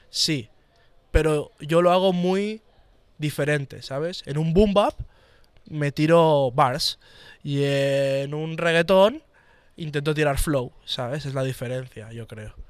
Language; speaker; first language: Spanish; native; Spanish